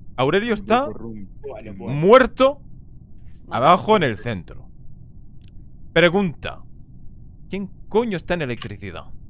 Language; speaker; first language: Spanish; native; Spanish